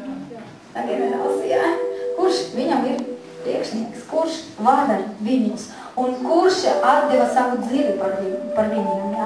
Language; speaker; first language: Latvian; non-native, learner; Russian